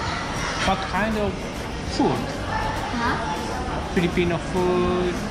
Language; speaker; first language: English; non-native, learner; Japanese